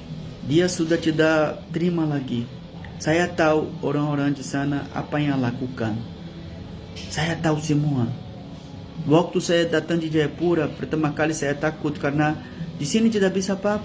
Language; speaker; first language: Indonesian; non-native, fluent; Portuguese